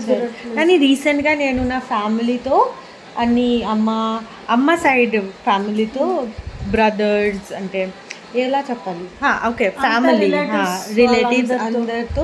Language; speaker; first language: Telugu; non-native, fluent; Bangla